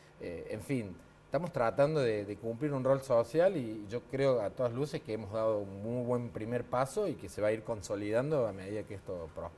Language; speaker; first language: Spanish; native; Spanish